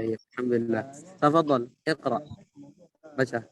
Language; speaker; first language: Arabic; non-native, fluent; Indonesian